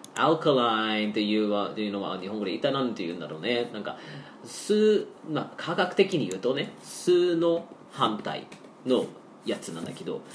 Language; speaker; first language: Japanese; non-native, fluent; English